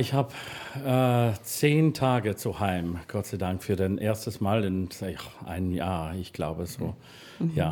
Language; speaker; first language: German; non-native, learner; English